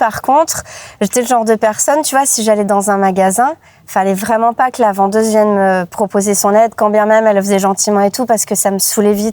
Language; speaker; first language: French; native; French